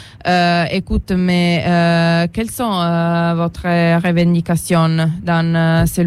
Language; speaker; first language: French; non-native, learner; Italian